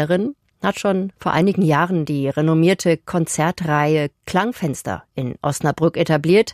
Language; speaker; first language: German; native; German